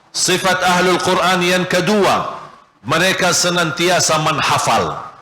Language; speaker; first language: Malay; non-native, fluent; Arabic